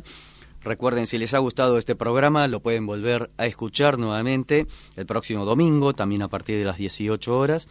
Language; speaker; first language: Spanish; native; Spanish